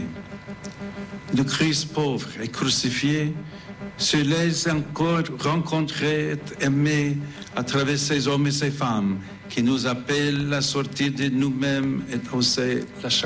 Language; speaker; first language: French; non-native, fluent; English